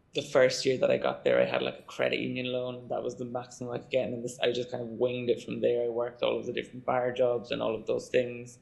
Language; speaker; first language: English; native; English